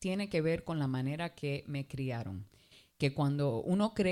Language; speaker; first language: English; early bilingual, other home language; Spanish